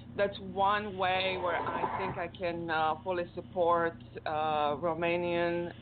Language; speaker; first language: English; non-native, fluent; Romanian